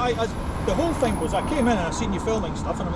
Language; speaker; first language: English; native; English